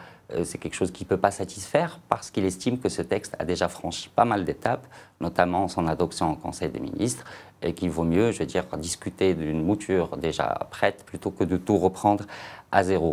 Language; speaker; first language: French; non-native, local second language; Arabic